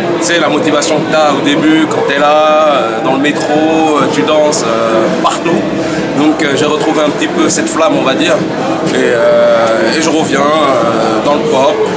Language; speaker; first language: French; early bilingual, other home language; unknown